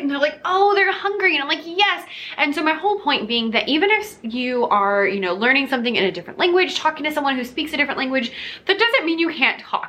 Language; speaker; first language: English; native; English